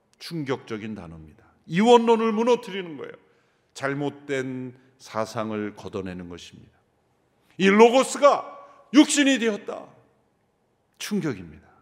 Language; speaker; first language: Korean; native; Korean